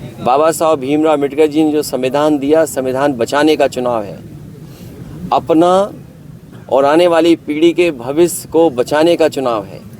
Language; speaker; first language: Hindi; native; Hindi